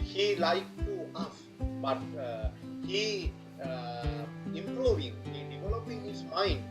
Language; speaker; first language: English; non-native, learner; Sinhala